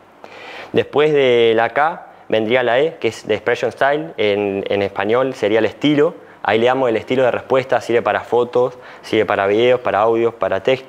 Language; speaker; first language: Spanish; native; Spanish